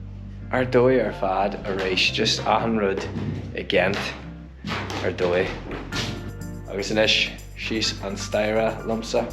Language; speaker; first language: Irish; non-native, local second language; English